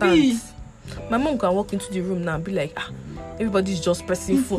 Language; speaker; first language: English; non-native, local second language; Igbo